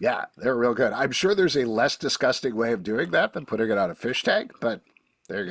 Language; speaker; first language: English; native; English